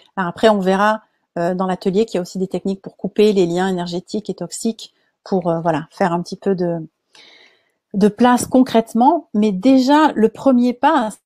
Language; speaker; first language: French; native; French